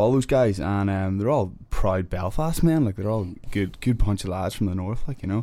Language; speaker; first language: English; native; English